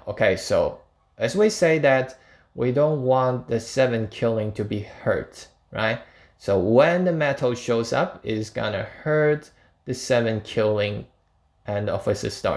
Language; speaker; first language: English; non-native, fluent; Chinese